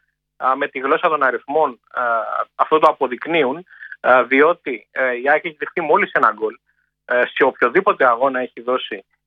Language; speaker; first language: Greek; native; Greek